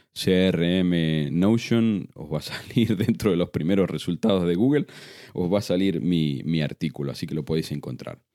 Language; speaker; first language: Spanish; native; Spanish